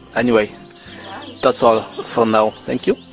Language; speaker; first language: English; non-native, learner; Polish